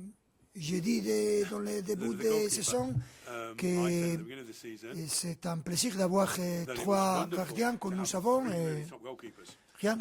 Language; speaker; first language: French; non-native, fluent; Spanish